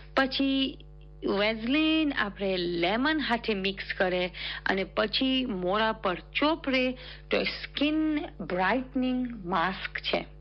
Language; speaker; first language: Gujarati; early bilingual, heritage; Gujarati